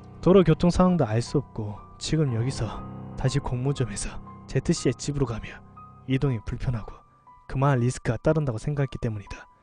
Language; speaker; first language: Korean; native; Korean